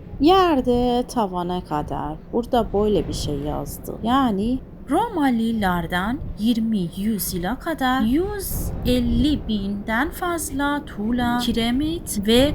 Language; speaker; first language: Turkish; non-native, fluent; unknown